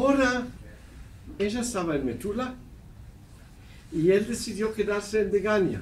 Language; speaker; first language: Spanish; non-native, fluent; Hebrew